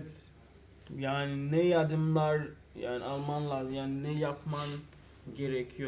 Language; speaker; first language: Turkish; non-native, learner; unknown